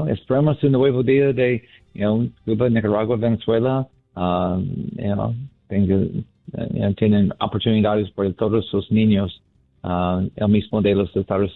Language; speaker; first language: Spanish; non-native, learner; English